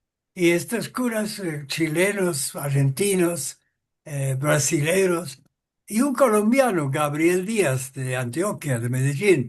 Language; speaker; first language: Spanish; non-native, fluent; English